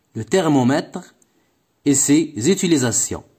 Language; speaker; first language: French; non-native, local second language; Arabic